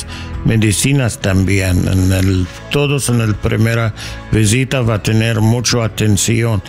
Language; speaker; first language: Spanish; non-native, learner; English